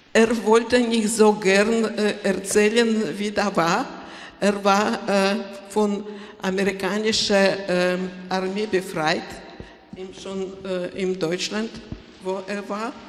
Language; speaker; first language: German; non-native, learner; Polish